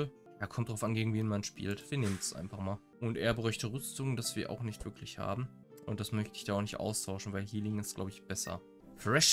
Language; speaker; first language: German; native; German